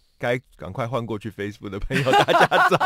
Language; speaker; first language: Chinese; native; Chinese